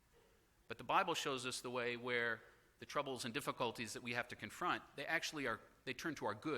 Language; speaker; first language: English; native; English